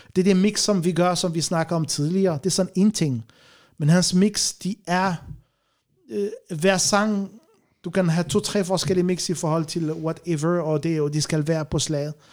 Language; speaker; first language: Danish; non-native, fluent; Arabic